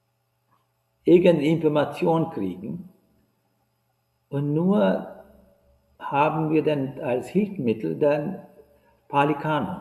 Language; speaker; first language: German; non-native, fluent; Sinhala